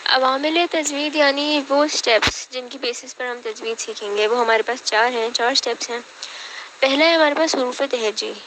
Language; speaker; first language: Urdu; native; Urdu